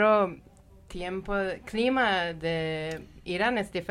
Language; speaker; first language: Spanish; non-native, learner; Persian